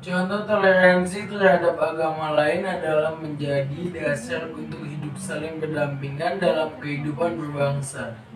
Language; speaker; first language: Indonesian; native; Indonesian